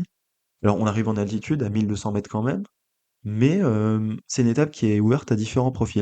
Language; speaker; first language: French; native; French